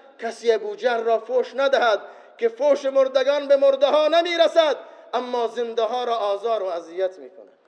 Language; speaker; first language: Persian; non-native, local second language; Baluchi